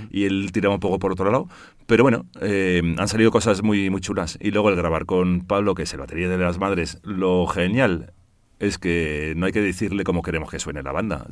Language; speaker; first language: Spanish; early bilingual, heritage; Spanish